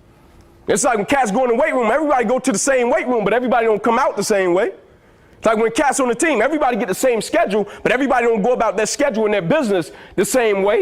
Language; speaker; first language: English; native; English